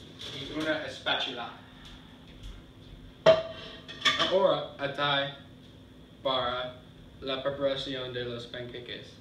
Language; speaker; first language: Spanish; non-native, learner; English